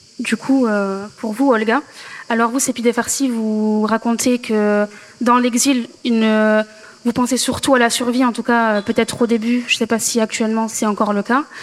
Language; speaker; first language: French; native; French